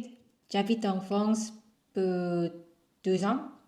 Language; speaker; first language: French; non-native, fluent; Korean